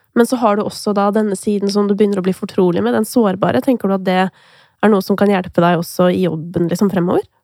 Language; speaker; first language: Norwegian; native; Norwegian